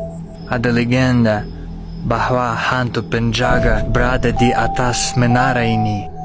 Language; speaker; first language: Indonesian; non-native, fluent; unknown